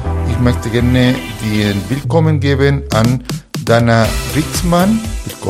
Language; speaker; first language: German; non-native, fluent; Spanish